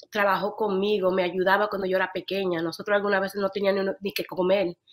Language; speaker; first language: Spanish; early bilingual, heritage; Spanish